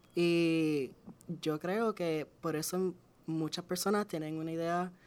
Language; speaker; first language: Spanish; native; Spanish